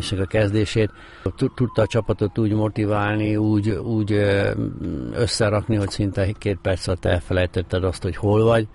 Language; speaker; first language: Hungarian; native; Hungarian